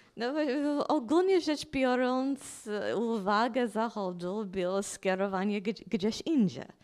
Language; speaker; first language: Polish; non-native, fluent; English